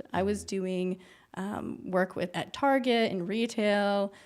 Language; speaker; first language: English; native; English